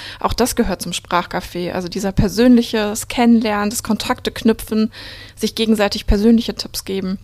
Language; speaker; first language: German; native; German